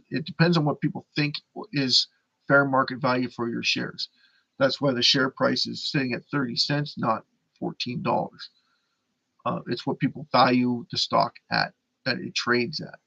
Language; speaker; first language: English; native; English